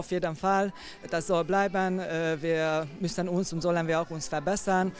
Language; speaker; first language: German; non-native, fluent; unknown